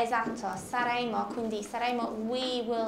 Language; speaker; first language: Italian; non-native, fluent; English